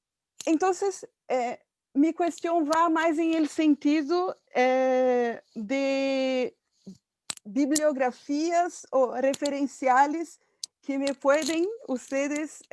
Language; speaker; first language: Spanish; non-native, fluent; Portuguese